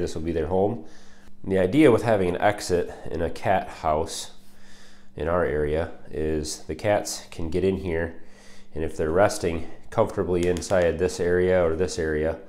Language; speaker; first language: English; native; English